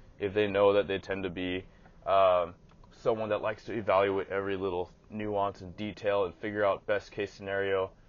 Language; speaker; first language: English; native; English